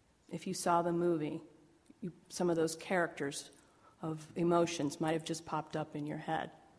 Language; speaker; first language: English; native; English